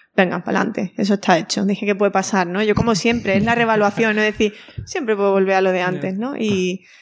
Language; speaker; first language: Spanish; native; Spanish